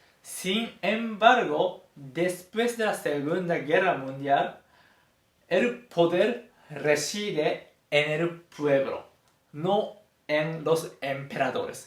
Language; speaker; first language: Spanish; non-native, fluent; Japanese